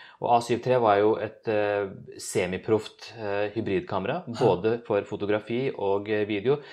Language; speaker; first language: Norwegian; early bilingual, other home language; Urdu